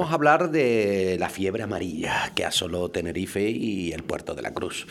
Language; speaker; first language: Spanish; native; Spanish